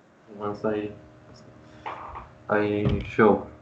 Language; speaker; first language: English; non-native, learner; Spanish